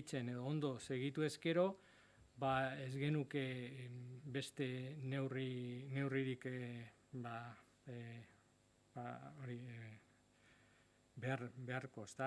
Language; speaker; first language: Basque; non-native, local second language; Spanish